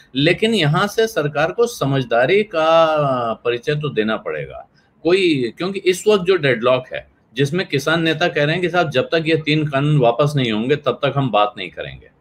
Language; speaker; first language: Hindi; native; Hindi